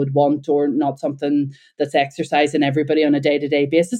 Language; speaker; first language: English; native; English